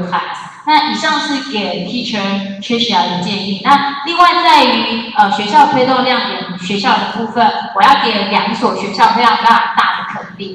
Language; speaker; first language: Chinese; native; Chinese